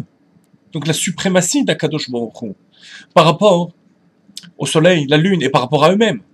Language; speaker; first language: French; native; French